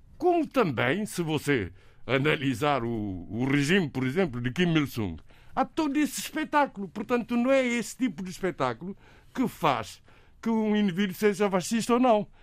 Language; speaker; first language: Portuguese; non-native, local second language; Kabuverdianu